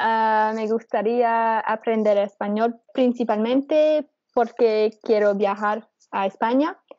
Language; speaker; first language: Spanish; non-native, learner; English